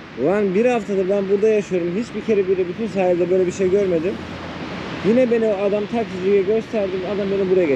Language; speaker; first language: Turkish; native; Turkish